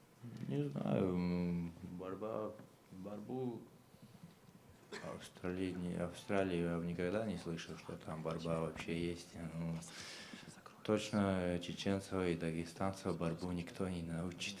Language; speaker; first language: Russian; non-native, local second language; Chechen